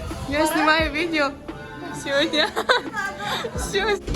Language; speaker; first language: Russian; non-native, learner; Mongolian